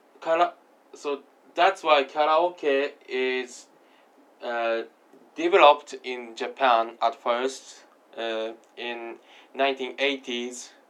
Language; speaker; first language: English; non-native, learner; Japanese